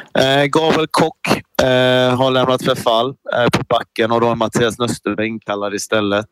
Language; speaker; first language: Swedish; native; Swedish